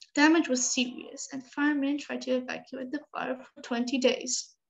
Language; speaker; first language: English; non-native, fluent; Georgian